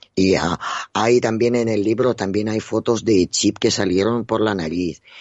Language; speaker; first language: Spanish; non-native, fluent; Russian